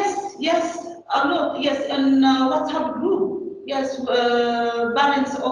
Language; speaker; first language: English; non-native, learner; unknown